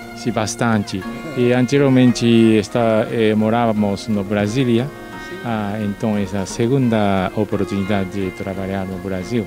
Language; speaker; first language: Portuguese; non-native, learner; Japanese